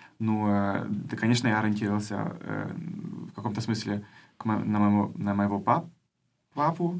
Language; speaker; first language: Russian; early bilingual, heritage; Russian